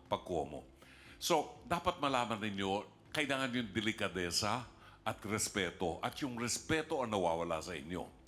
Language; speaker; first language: Filipino; native; Filipino